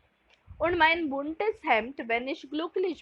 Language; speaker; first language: German; non-native, fluent; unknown